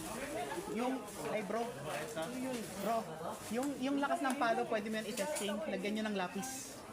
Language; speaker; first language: Filipino; native; Filipino